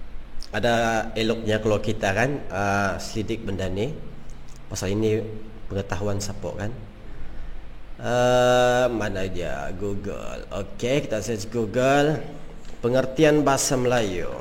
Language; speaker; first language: Malay; native; Malay